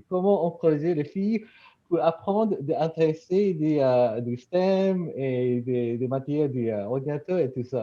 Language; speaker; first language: French; non-native, fluent; Japanese